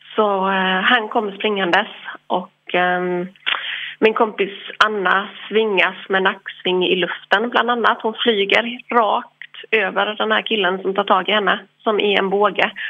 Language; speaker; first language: Swedish; early bilingual, other home language; English